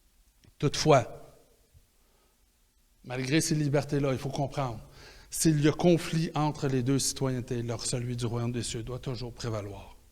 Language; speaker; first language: French; native; French